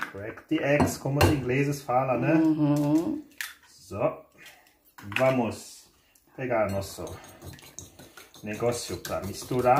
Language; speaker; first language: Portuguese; non-native, learner; German